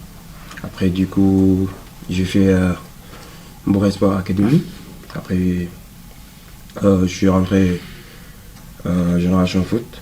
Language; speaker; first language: French; non-native, local second language; Wolof